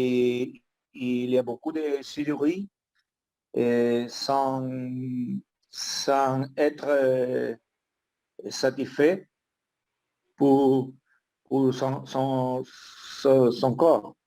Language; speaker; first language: French; non-native, learner; Spanish